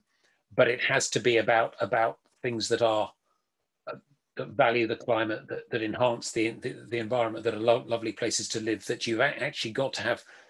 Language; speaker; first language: English; native; English